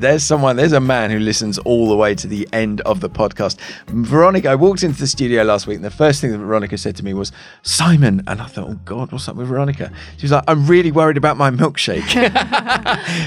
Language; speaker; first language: English; native; English